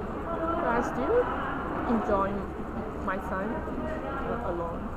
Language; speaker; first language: English; non-native, learner; Chinese